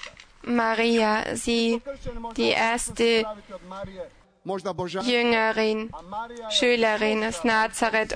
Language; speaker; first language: German; non-native, fluent; Croatian